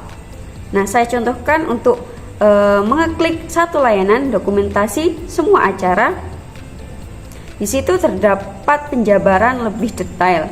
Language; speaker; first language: Indonesian; native; Indonesian